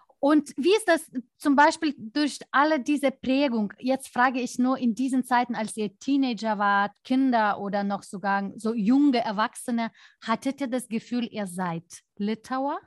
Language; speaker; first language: German; non-native, fluent; Lithuanian